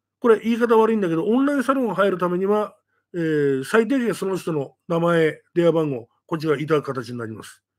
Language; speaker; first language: Japanese; native; Japanese